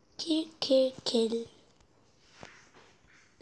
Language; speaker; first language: Korean; native; Korean